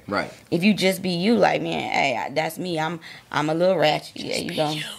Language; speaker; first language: English; native; English